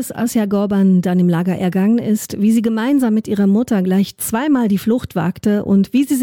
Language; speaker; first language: German; native; German